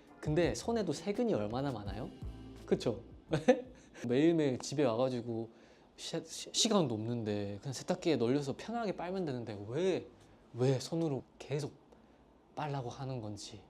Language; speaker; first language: Korean; native; Korean